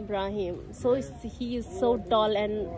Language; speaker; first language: English; non-native, learner; Nepali